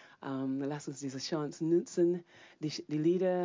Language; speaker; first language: German; non-native, fluent; English